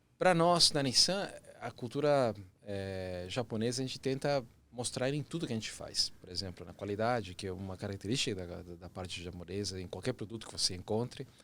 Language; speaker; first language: Portuguese; early bilingual, other home language; Spanish